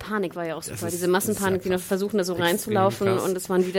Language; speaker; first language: German; native; German